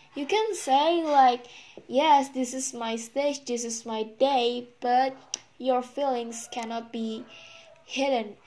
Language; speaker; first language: English; non-native, learner; Indonesian